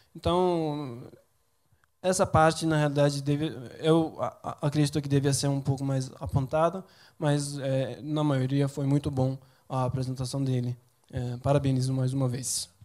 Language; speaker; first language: Portuguese; non-native, fluent; Turkish